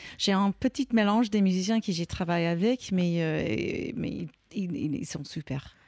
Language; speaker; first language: French; non-native, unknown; English